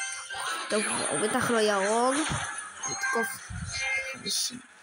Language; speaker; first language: Hebrew; native; Hebrew